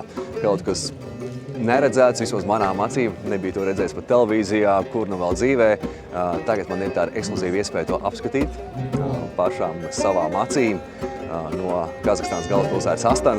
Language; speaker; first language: Latvian; native; Latvian